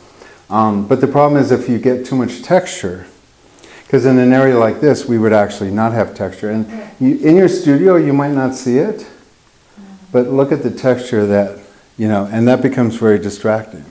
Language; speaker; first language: English; native; English